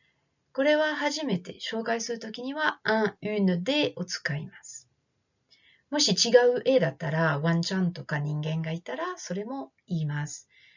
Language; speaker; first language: Japanese; non-native, fluent; French